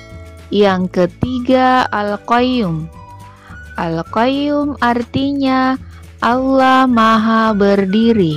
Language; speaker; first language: Indonesian; native; Indonesian